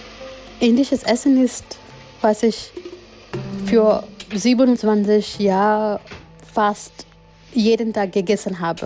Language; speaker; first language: German; non-native, learner; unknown